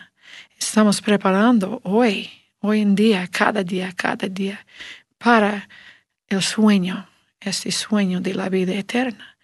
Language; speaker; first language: Spanish; non-native, learner; English